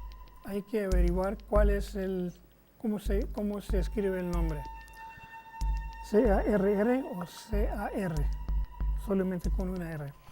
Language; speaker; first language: Spanish; non-native, fluent; English